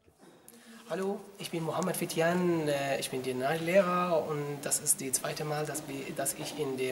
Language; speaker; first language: German; non-native, learner; Arabic